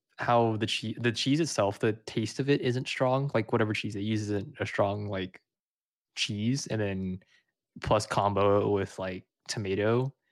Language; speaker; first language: English; early bilingual, other home language; Vietnamese